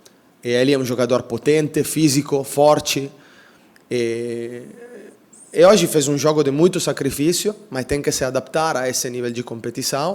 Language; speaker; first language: Portuguese; non-native, fluent; Italian